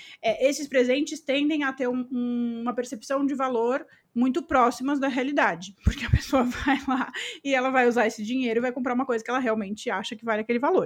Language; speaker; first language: Portuguese; native; Portuguese